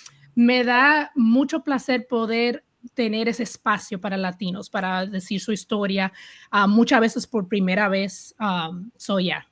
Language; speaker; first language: Spanish; early bilingual, heritage; Spanish